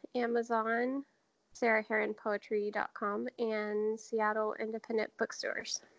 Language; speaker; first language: English; native; English